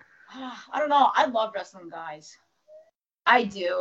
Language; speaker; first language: English; early bilingual, other home language; Russian